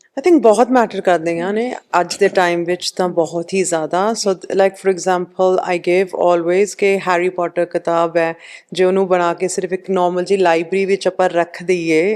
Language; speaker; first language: Punjabi; early bilingual, heritage; Punjabi